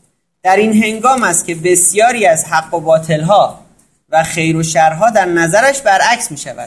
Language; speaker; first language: Persian; native; Persian